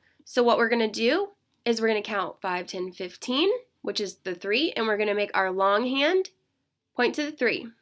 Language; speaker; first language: English; native; English